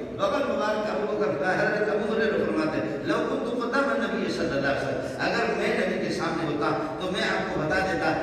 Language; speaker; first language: Urdu; non-native, local second language; Baluchi